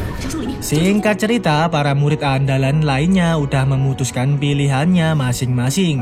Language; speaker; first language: Indonesian; native; Indonesian